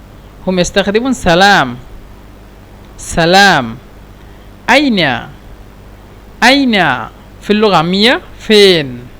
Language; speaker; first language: Arabic; non-native, fluent; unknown